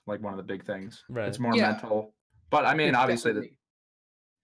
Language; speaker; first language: English; native; English